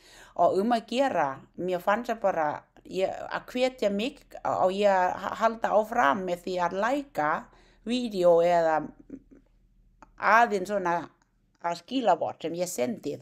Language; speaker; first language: Icelandic; non-native, learner; Thai